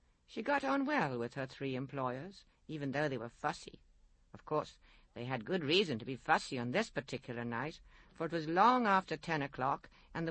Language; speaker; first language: English; native; English